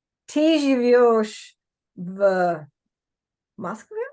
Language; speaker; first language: Russian; non-native, fluent; English